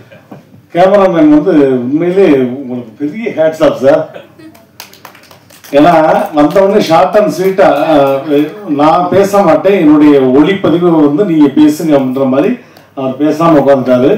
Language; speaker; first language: Tamil; native; Tamil